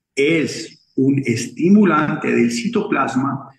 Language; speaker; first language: Spanish; native; Spanish